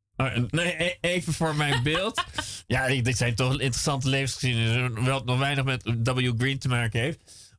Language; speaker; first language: Dutch; native; Dutch